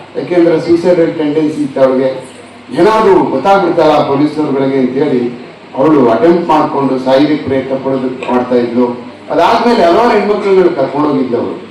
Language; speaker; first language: Kannada; native; Kannada